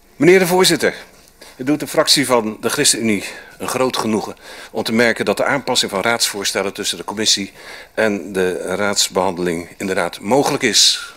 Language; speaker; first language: Dutch; native; Dutch